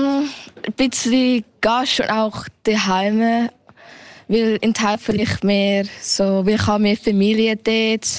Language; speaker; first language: German; early bilingual, heritage; German